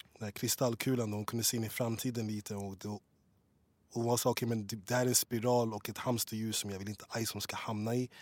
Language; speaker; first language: Swedish; early bilingual, other home language; English